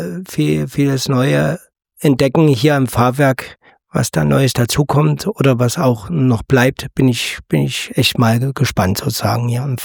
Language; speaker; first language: German; native; German